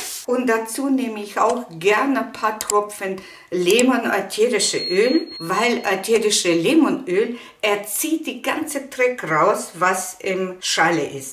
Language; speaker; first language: German; non-native, learner; Russian